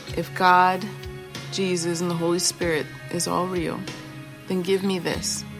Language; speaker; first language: English; native; English